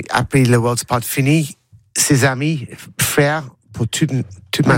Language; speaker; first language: French; non-native, learner; English